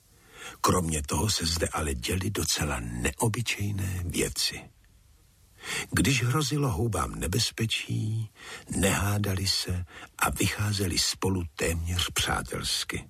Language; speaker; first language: Czech; native; Czech